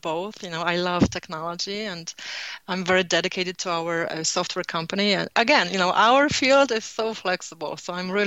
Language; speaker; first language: English; non-native, fluent; Polish